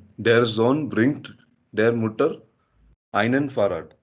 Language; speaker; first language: German; non-native, learner; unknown